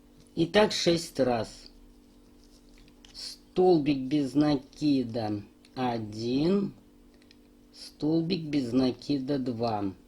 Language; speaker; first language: Russian; native; Russian